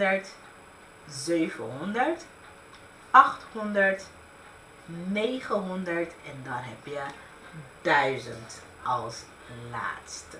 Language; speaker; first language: Dutch; early bilingual, other home language; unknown